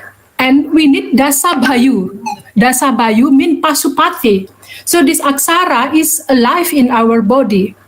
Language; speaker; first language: English; non-native, learner; Balinese